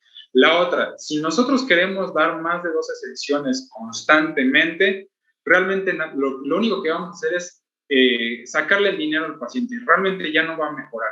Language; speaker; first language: Spanish; native; Spanish